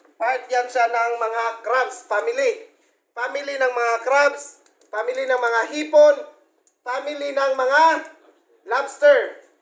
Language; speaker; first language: Filipino; non-native, local second language; Cebuano